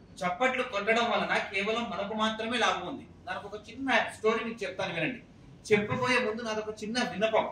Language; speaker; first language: Telugu; non-native, local second language; Hindi